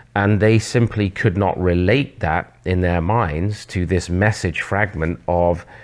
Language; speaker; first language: English; native; English